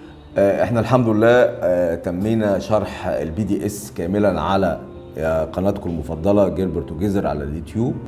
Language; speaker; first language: Arabic; native; Arabic